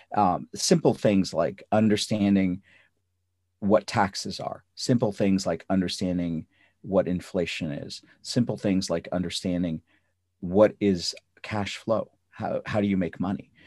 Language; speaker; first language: English; early bilingual, other home language; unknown